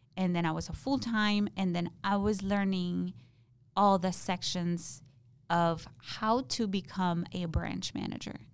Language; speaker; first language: English; non-native, fluent; Spanish